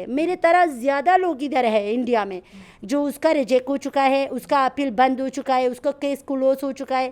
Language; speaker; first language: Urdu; non-native, learner; Persian